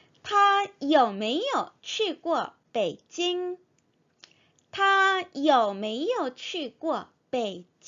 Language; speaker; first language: Chinese; non-native, fluent; Korean